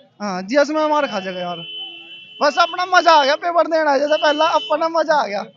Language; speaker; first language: Hindi; native; Hindi